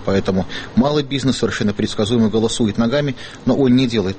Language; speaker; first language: Russian; native; Russian